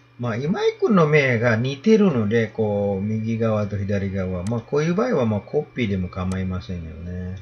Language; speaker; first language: Japanese; non-native, fluent; Indonesian